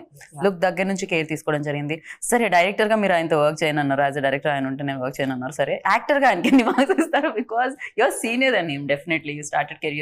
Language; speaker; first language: Telugu; native; Telugu